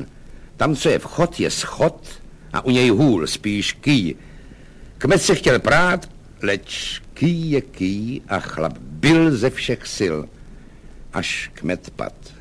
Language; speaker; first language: Czech; native; Czech